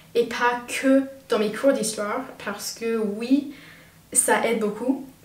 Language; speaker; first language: French; non-native, fluent; English